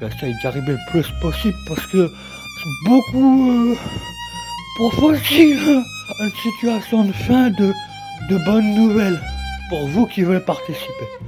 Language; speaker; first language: French; native; French